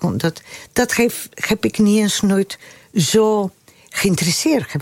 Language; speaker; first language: Dutch; non-native, fluent; Spanish